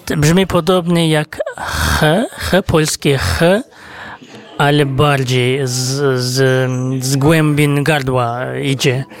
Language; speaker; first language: Polish; non-native, fluent; Kazakh